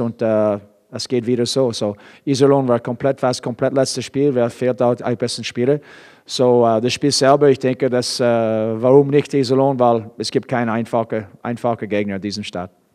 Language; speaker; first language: German; non-native, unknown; English